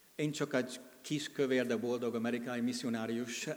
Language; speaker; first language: Hungarian; non-native, fluent; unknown